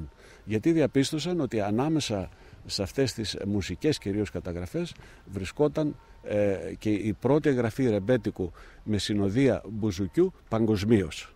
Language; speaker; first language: Greek; native; Greek